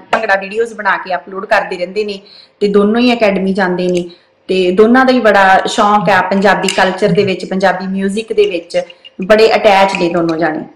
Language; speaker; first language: Punjabi; native; Punjabi